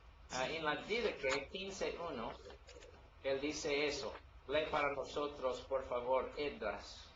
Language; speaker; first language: Spanish; non-native, learner; English